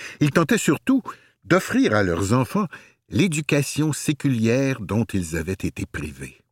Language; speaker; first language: French; native; French